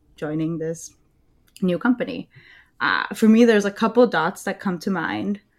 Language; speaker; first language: English; early bilingual, other home language; Spanish